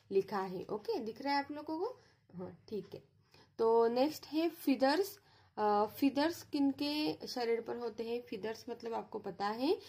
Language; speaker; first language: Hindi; non-native, local second language; Marathi